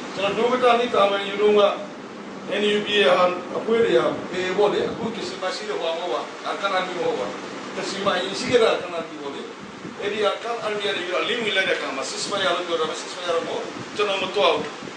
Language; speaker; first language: Burmese; non-native, local second language; Kachin